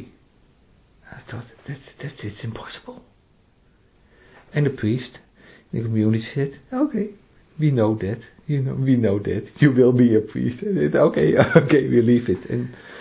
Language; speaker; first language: English; non-native, learner; Dutch